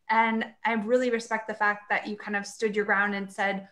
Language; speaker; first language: English; native; English